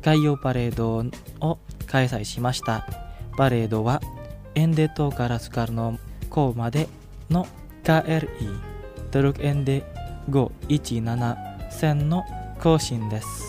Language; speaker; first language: Japanese; non-native, fluent; Indonesian